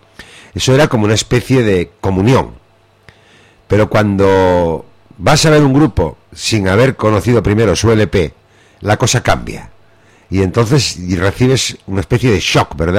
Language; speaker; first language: Spanish; native; Spanish